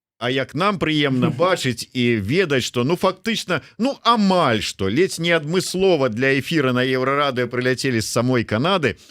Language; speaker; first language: Belarusian; native; Belarusian